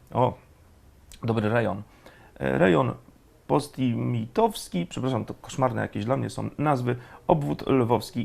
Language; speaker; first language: Polish; native; Polish